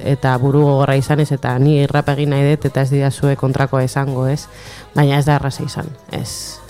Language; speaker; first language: Basque; non-native, local second language; Spanish